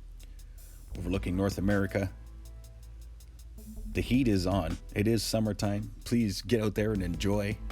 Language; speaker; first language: English; native; English